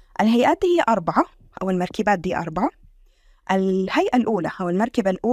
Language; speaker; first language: Arabic; native; Arabic